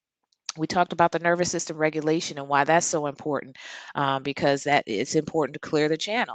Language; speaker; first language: English; native; English